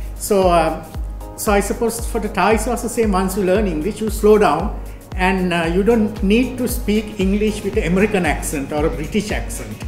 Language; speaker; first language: English; non-native, local second language; Sinhala